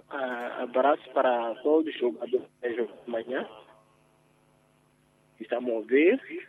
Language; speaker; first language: Portuguese; non-native, local second language; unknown